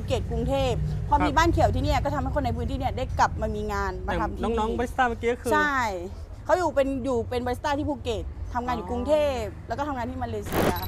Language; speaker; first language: Thai; native; Thai